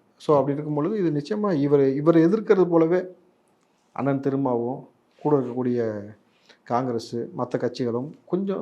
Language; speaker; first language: Tamil; native; Tamil